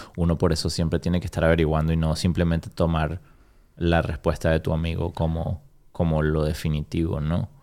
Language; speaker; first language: Spanish; native; Spanish